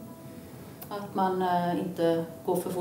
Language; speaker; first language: Swedish; native; Swedish